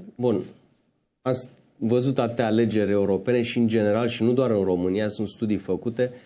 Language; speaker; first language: Romanian; native; Romanian